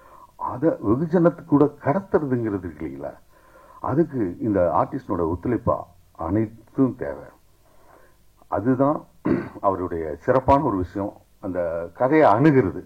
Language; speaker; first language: Tamil; native; Tamil